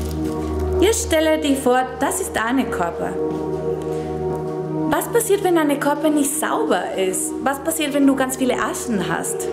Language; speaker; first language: German; non-native, fluent; Spanish